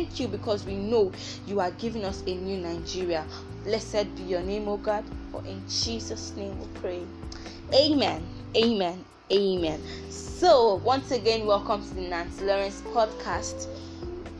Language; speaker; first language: English; non-native, local second language; Igbo